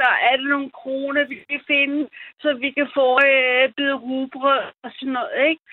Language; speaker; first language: Danish; early bilingual, other home language; German